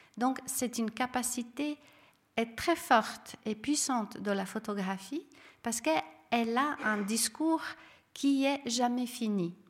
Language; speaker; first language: French; non-native, fluent; Serbian